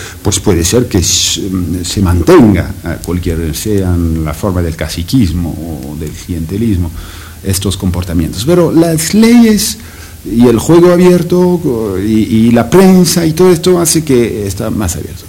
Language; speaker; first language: Spanish; non-native, fluent; French